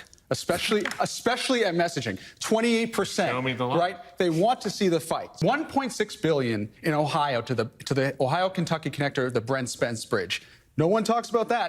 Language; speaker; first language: English; native; English